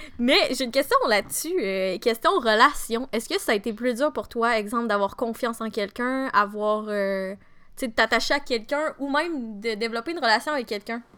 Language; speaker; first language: French; native; French